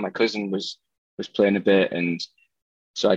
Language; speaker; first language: English; native; English